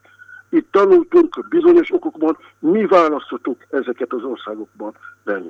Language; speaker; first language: Hungarian; non-native, fluent; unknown